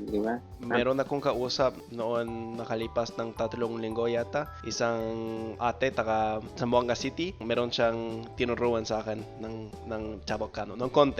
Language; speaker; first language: Filipino; non-native, fluent; English